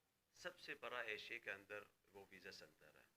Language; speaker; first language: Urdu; non-native, fluent; Arabic